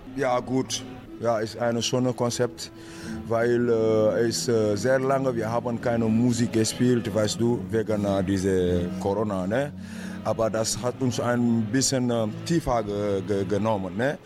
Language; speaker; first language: German; non-native, learner; Wolof